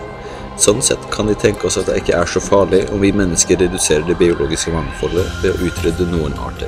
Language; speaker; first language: Norwegian; native; Norwegian